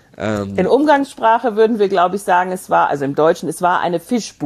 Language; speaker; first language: German; native; German